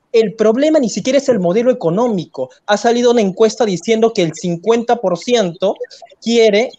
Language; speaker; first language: Spanish; native; Spanish